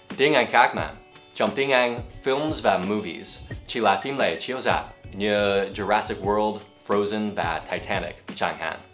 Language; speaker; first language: Vietnamese; non-native, fluent; English